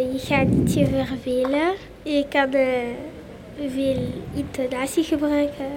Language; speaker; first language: Dutch; non-native, local second language; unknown